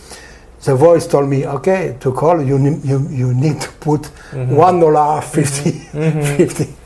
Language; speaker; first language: English; non-native, learner; French